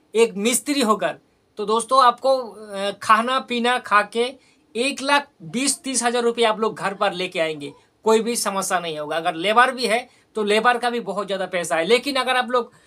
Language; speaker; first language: Hindi; non-native, local second language; Bangla